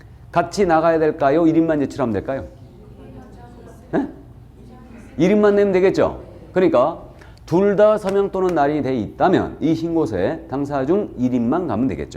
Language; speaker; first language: Korean; native; Korean